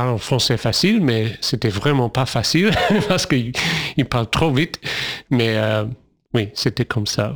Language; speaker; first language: French; non-native, fluent; English